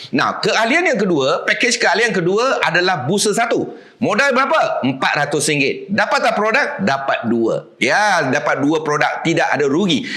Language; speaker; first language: Malay; native; Malay